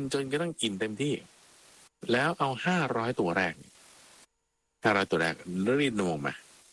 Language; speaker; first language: Thai; native; Thai